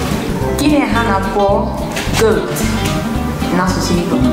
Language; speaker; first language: Igbo; early bilingual, heritage; English